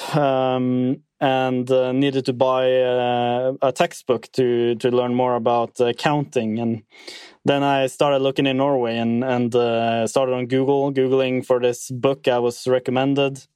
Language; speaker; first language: English; non-native, fluent; Norwegian